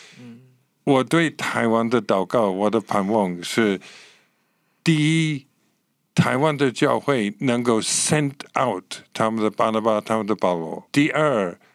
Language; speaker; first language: Chinese; non-native, fluent; English